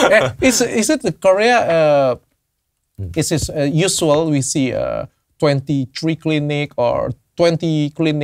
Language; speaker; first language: English; non-native, learner; Indonesian